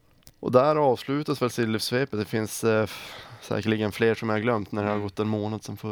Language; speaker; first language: Swedish; native; Swedish